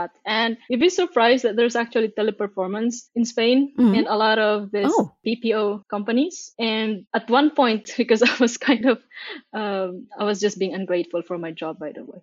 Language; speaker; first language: English; non-native, local second language; Filipino